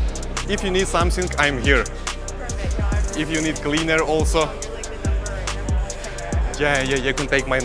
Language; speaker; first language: English; non-native, learner; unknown